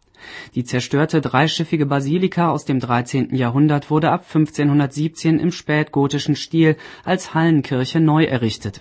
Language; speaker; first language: German; native; German